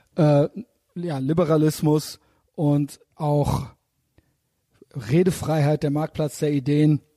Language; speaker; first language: German; native; German